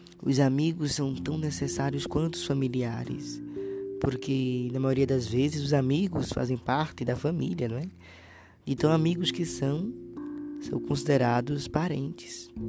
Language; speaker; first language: Portuguese; native; Portuguese